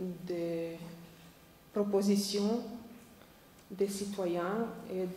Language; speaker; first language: French; non-native, fluent; Slovenian